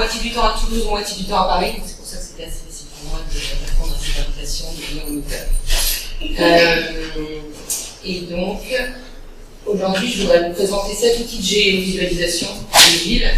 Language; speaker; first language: French; native; French